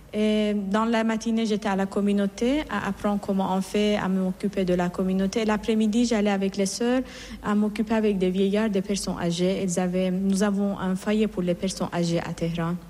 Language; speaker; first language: French; non-native, fluent; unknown